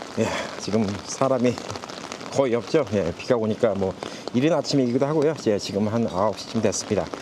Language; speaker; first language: Korean; native; Korean